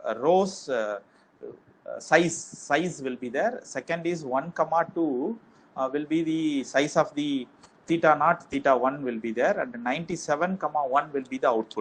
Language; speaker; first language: English; non-native, local second language; Tamil